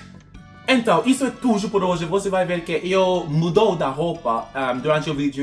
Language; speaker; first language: Portuguese; non-native, fluent; English